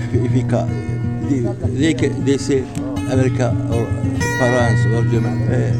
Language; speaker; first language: English; non-native, learner; Arabic